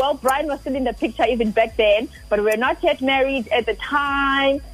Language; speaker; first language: English; non-native, local second language; Xhosa